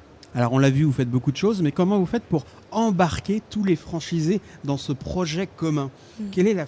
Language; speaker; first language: French; native; French